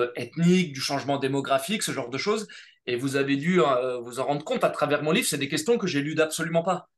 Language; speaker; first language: French; native; French